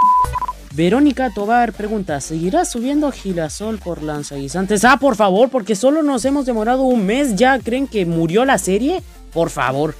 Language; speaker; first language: Spanish; native; Spanish